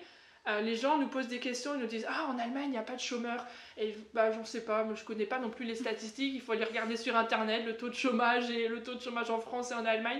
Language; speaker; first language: French; native; French